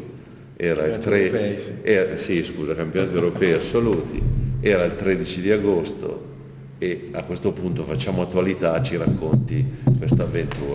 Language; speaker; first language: Italian; native; Italian